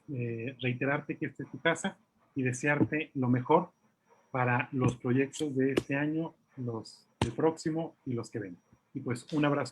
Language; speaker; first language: Spanish; native; Spanish